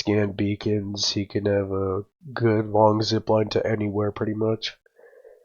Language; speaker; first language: English; native; English